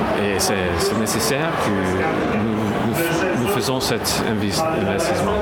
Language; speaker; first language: French; non-native, local second language; English